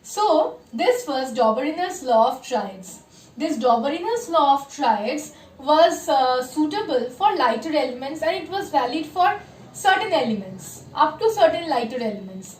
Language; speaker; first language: English; non-native, local second language; Bangla